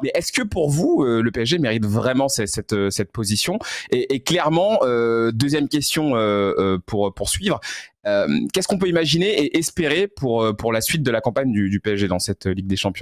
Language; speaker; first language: French; native; French